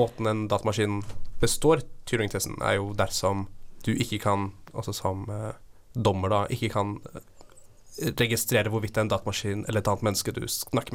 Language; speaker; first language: Norwegian; native; Norwegian